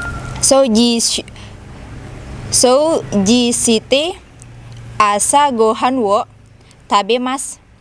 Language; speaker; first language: Japanese; non-native, learner; Indonesian